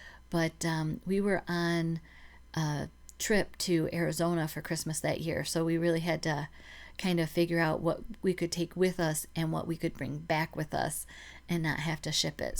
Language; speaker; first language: English; native; English